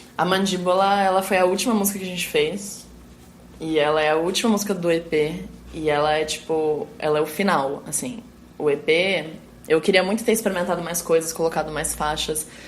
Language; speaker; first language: Portuguese; native; Portuguese